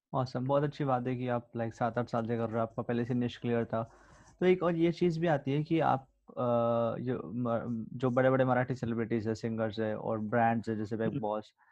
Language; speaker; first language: Hindi; native; Hindi